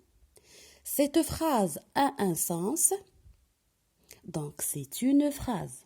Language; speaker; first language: French; non-native, local second language; Arabic